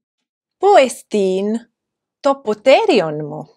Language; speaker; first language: Greek; non-native, fluent; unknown